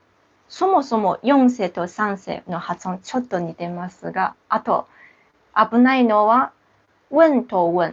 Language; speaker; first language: Japanese; non-native, local second language; Chinese